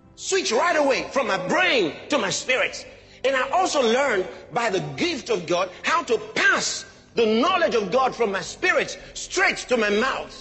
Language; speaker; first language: English; non-native, local second language; Yoruba